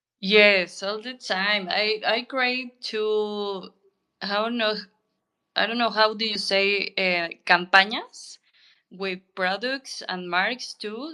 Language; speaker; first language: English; non-native, learner; Spanish